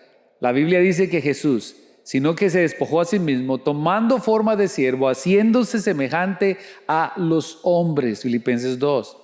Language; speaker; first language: Spanish; native; Spanish